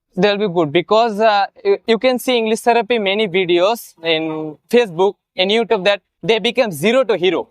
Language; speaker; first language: English; non-native, learner; Bangla